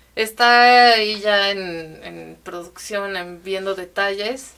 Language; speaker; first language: Spanish; native; Spanish